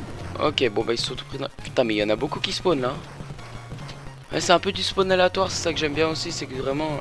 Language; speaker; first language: French; native; French